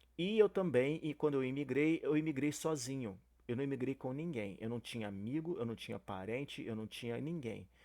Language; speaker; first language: Portuguese; native; Portuguese